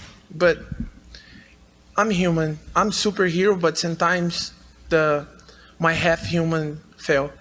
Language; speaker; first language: English; non-native, learner; Portuguese